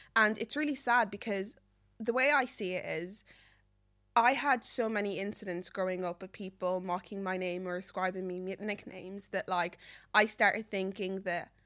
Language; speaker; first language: English; native; English